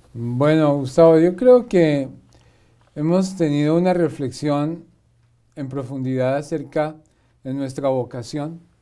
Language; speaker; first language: Spanish; native; Spanish